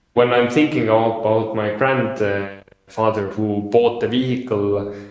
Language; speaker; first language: English; non-native, fluent; Estonian